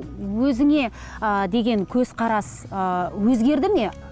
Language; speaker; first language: Kazakh; native; Kazakh